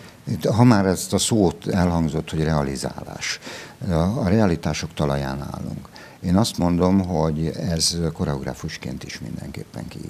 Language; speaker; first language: Hungarian; native; Hungarian